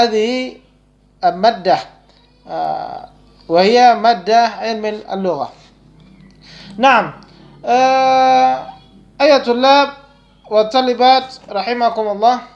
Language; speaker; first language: Arabic; non-native, fluent; Indonesian